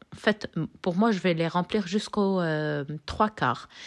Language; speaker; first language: French; non-native, local second language; Arabic